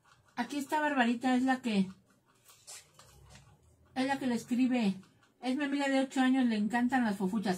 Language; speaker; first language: Spanish; native; Spanish